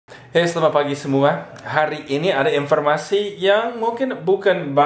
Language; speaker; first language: Indonesian; non-native, fluent; English